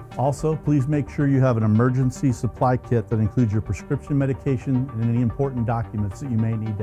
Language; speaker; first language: English; native; English